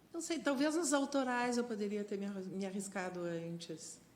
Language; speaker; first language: Portuguese; non-native, fluent; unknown